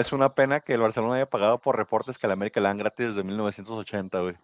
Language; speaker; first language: Spanish; native; Spanish